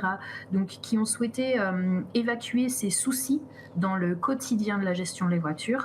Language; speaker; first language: French; native; French